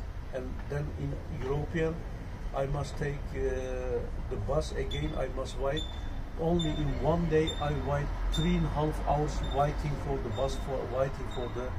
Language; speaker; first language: English; non-native, learner; Turkish